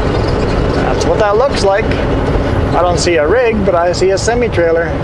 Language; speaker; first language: English; native; English